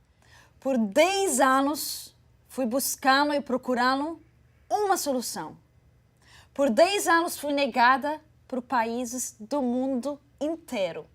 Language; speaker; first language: Portuguese; non-native, fluent; Arabic